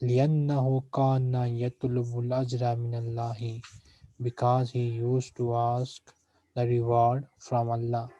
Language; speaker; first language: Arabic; non-native, fluent; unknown